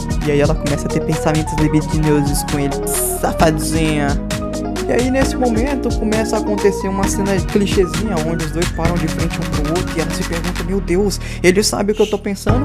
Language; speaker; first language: Portuguese; native; Portuguese